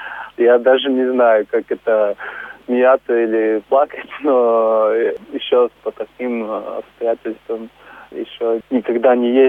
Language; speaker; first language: Russian; non-native, local second language; Latvian